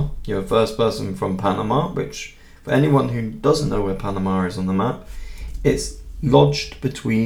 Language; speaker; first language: English; native; English